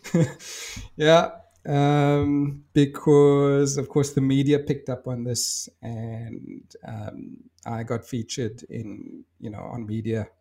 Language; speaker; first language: English; native; English